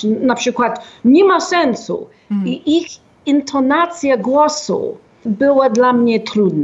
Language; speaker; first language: Polish; non-native, fluent; English